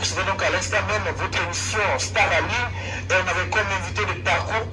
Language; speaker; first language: French; native; French